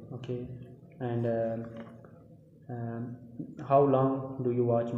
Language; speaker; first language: English; non-native, learner; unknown